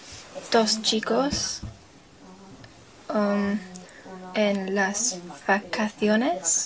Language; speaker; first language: Spanish; non-native, learner; English